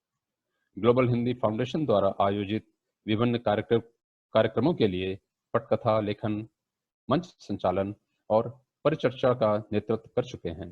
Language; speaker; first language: Hindi; native; Hindi